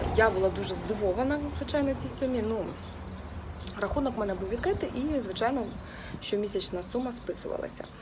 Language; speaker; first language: Ukrainian; native; Ukrainian